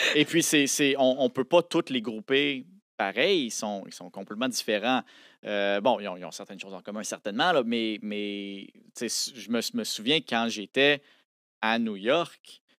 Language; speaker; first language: French; native; French